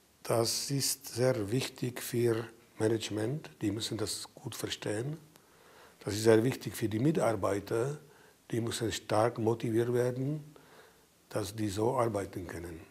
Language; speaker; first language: German; non-native, fluent; Czech